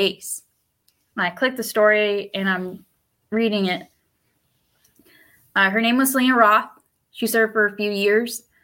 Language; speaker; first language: English; early bilingual, other home language; Spanish